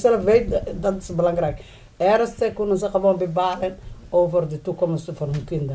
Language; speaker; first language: Dutch; non-native, learner; Somali